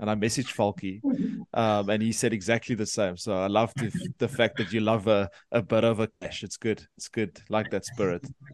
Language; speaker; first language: English; non-native, local second language; Afrikaans